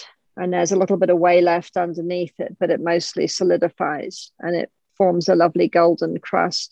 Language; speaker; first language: English; native; English